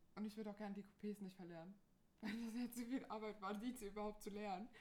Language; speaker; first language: German; non-native, fluent; Portuguese